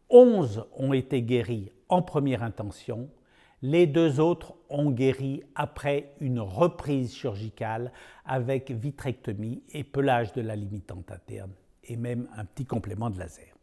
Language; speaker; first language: French; native; French